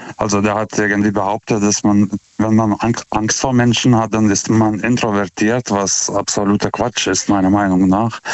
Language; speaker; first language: German; non-native, fluent; Lithuanian